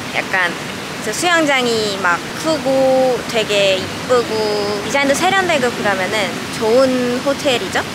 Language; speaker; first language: Korean; non-native, fluent; Malay